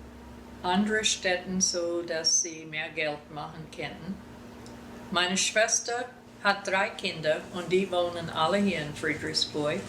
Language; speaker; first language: German; early bilingual, heritage; German